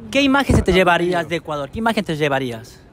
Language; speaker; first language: Spanish; native; Spanish